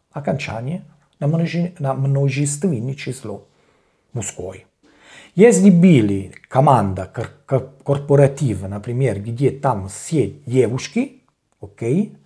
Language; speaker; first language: Russian; non-native, learner; Italian